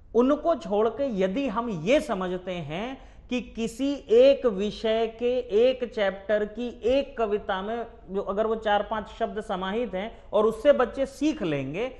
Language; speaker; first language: Hindi; native; Hindi